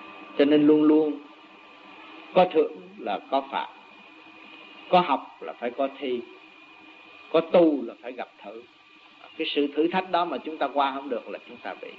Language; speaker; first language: Vietnamese; native; Vietnamese